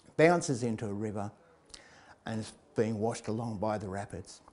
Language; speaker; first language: English; native; English